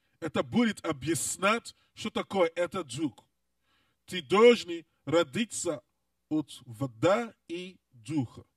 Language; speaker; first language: Russian; non-native, learner; English